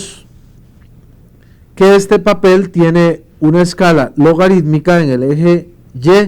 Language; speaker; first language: Spanish; native; Spanish